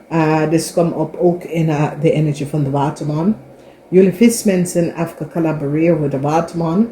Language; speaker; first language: Dutch; non-native, fluent; English